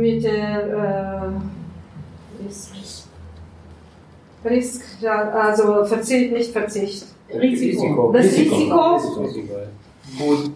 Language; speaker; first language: German; non-native, fluent; Romanian